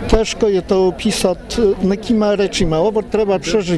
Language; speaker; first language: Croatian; non-native, learner; Polish